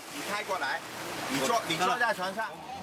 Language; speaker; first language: Chinese; non-native, local second language; Cantonese